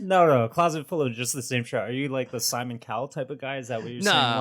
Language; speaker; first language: English; native; English